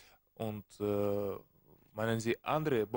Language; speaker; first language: German; non-native, learner; Russian